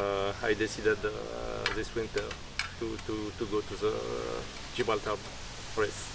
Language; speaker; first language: English; non-native, learner; French